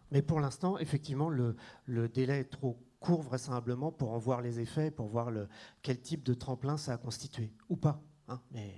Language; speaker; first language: French; native; French